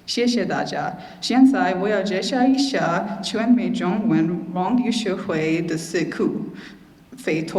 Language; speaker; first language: Chinese; non-native, learner; English